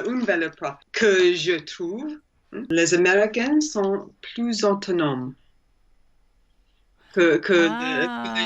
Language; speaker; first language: French; non-native, learner; English